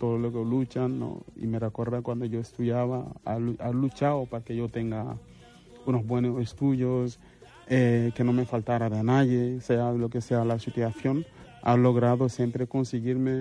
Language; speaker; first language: Spanish; non-native, fluent; Mandingo